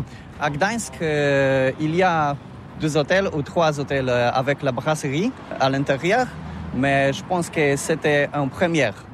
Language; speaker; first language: French; non-native, learner; Polish